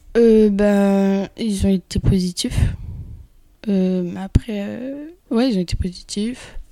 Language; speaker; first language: French; early bilingual, other home language; Kabyle